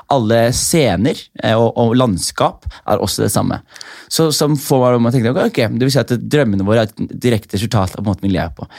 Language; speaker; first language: Norwegian; early bilingual, other home language; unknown